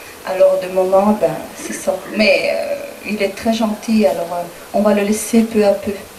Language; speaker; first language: French; non-native, fluent; Spanish